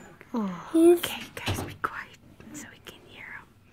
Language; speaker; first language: English; native; English